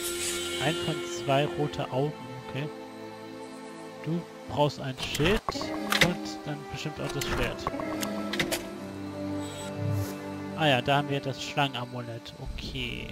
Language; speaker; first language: German; native; German